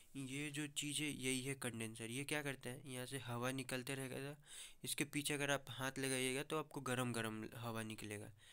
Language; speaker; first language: Hindi; native; Hindi